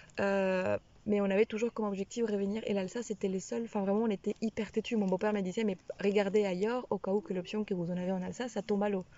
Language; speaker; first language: French; non-native, fluent; Spanish